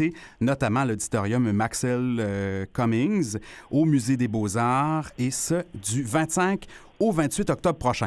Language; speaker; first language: French; native; French